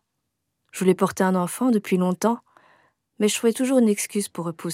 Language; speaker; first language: French; native; French